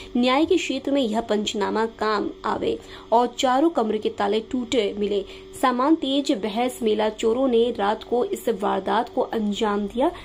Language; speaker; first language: Hindi; native; Hindi